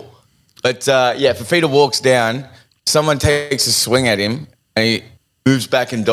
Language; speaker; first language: English; native; English